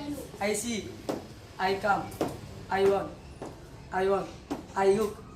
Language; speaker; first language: English; non-native, learner; Indonesian